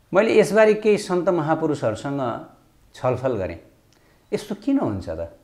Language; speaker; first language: Nepali; native; Nepali